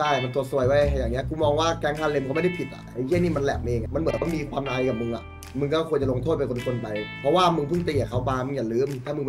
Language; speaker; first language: Thai; native; Thai